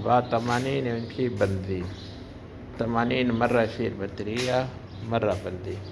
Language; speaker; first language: Arabic; non-native, learner; Urdu